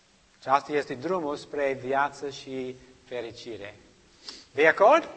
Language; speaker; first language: Romanian; non-native, learner; English